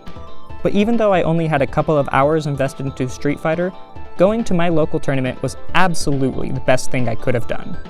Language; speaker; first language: English; native; English